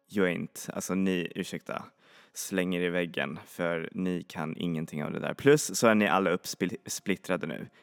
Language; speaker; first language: Swedish; native; Swedish